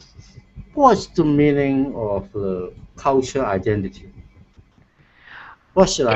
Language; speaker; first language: English; non-native, learner; Cantonese